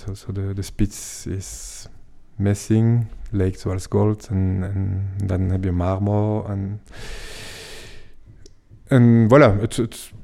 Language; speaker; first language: Dutch; non-native, fluent; French